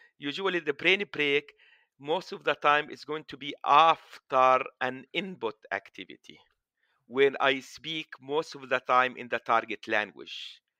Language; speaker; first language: English; non-native, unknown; Arabic